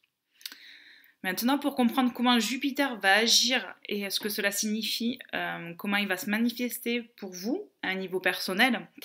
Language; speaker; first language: French; native; French